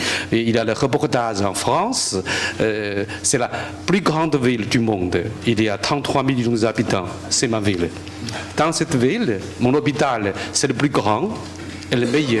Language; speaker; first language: French; non-native, learner; Chinese